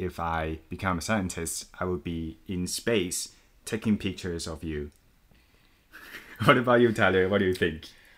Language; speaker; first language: English; non-native, fluent; Chinese